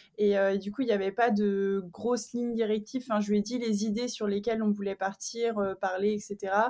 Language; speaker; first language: French; native; French